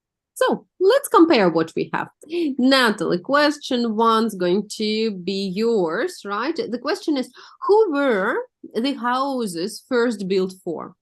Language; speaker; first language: English; non-native, fluent; Russian